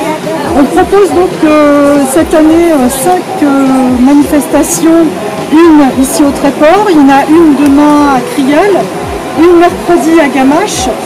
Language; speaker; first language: French; native; French